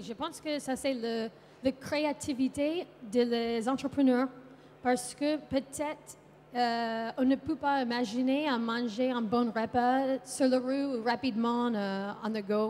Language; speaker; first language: French; non-native, fluent; English